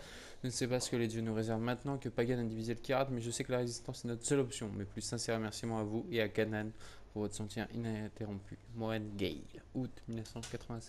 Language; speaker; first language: French; native; French